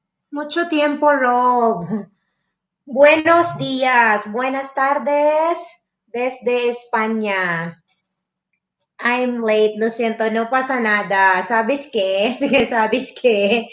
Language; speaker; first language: Spanish; non-native, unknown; Filipino